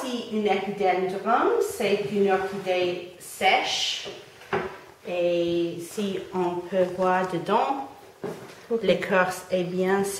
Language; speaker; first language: French; non-native, fluent; English